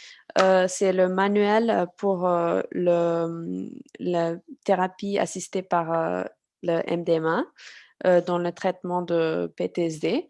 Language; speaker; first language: French; non-native, fluent; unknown